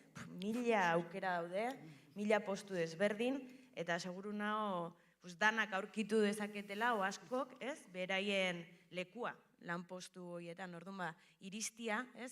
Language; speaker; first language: Basque; native; Basque